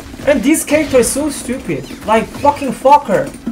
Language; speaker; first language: English; non-native, learner; Korean